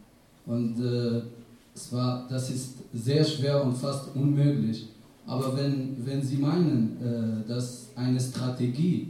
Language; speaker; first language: German; non-native, fluent; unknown